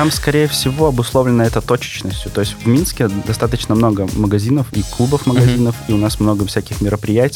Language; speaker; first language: Russian; native; Russian